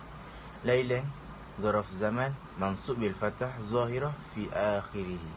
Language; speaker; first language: Arabic; non-native, learner; Malay